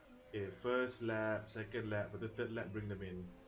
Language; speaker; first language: English; non-native, local second language; Malay